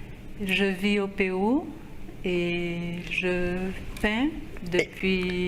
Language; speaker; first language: French; non-native, local second language; Haitian Creole